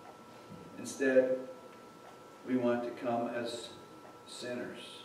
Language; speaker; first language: English; native; English